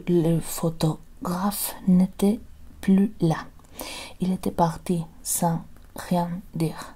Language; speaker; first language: French; non-native, learner; Spanish